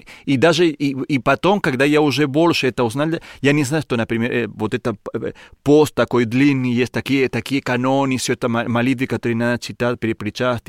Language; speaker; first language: Russian; non-native, learner; Spanish